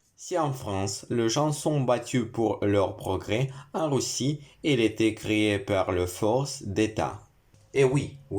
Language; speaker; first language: French; non-native, learner; Russian